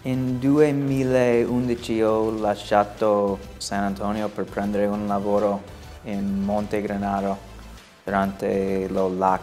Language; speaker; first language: Italian; non-native, fluent; English